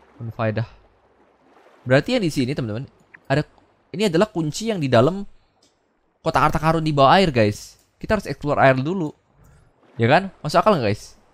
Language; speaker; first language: Indonesian; native; Indonesian